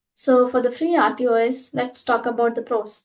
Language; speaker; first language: English; non-native, local second language; Telugu